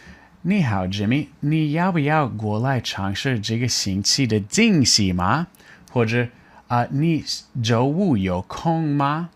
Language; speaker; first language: Chinese; non-native, fluent; English